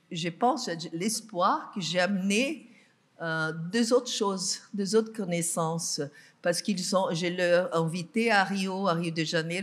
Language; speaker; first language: French; non-native, fluent; Portuguese